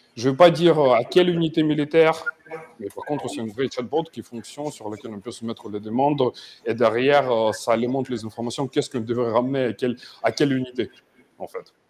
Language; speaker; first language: French; non-native, fluent; Russian